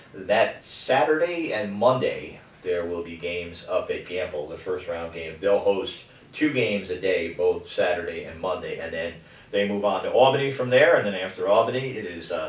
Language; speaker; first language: English; native; English